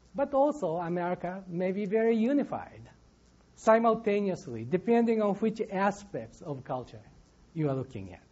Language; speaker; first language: English; non-native, fluent; Japanese